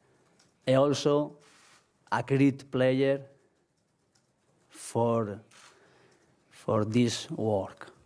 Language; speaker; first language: English; non-native, learner; Spanish